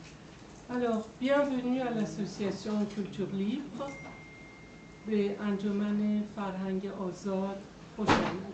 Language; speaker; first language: French; non-native, fluent; Persian